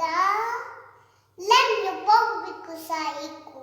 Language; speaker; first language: Arabic; non-native, learner; Urdu